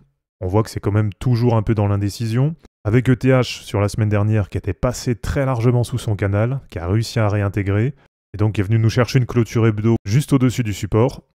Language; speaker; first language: French; native; French